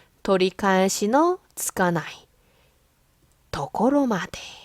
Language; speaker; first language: Japanese; non-native, fluent; Korean